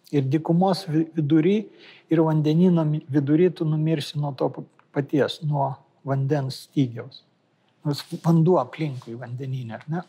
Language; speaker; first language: Lithuanian; native; Lithuanian